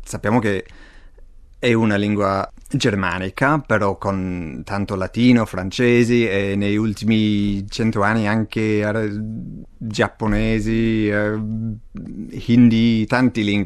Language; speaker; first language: Italian; non-native, fluent; English